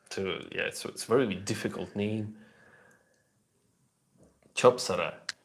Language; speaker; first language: English; non-native, learner; Russian